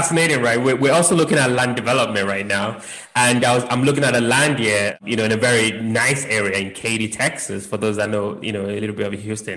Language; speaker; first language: English; native; English